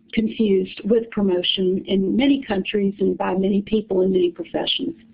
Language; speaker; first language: English; native; English